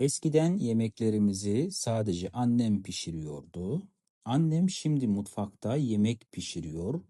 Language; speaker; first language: Turkish; non-native, fluent; Kazakh